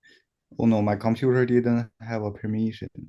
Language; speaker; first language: English; non-native, learner; Chinese